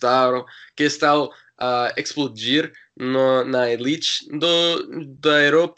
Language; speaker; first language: Portuguese; non-native, learner; English